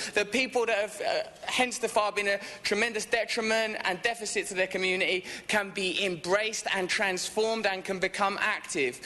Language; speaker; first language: English; native; English